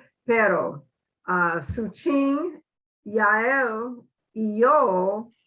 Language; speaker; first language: Spanish; non-native, learner; English